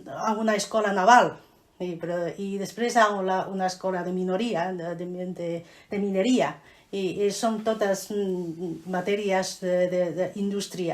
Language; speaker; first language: Catalan; non-native, fluent; Chinese